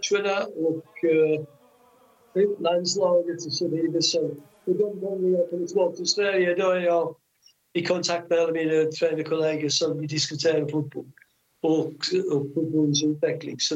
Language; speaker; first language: Swedish; non-native, fluent; English